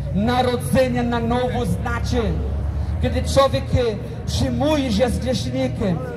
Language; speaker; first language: Polish; non-native, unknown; Portuguese